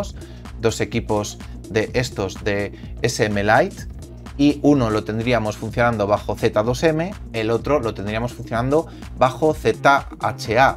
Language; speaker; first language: Spanish; native; Spanish